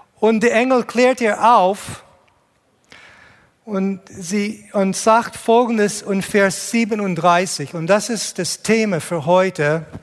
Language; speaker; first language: German; non-native, fluent; English